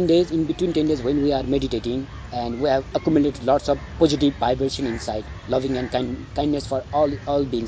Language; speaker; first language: English; non-native, local second language; Nepali